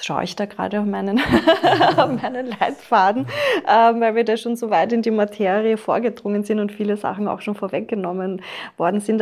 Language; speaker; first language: German; native; German